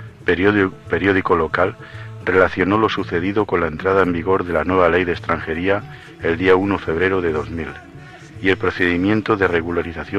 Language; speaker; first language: Spanish; native; Spanish